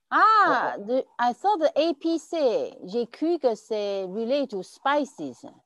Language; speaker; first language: French; non-native, learner; Chinese